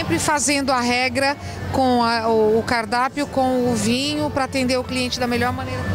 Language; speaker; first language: Portuguese; native; Portuguese